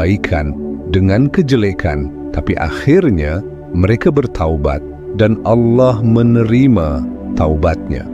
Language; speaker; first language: Indonesian; native; Indonesian